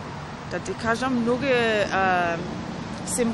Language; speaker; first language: Macedonian; early bilingual, heritage; Macedonian